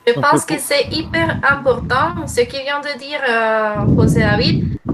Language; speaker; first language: French; non-native, fluent; Spanish